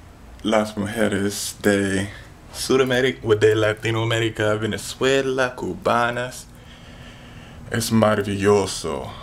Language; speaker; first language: Spanish; non-native, learner; English